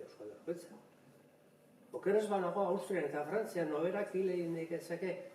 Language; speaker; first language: Basque; native; Basque